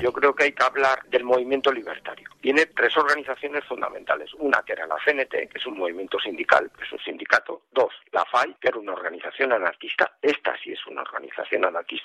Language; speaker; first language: Spanish; native; Spanish